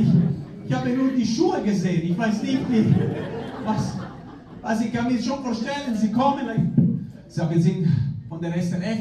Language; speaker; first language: German; non-native, fluent; Spanish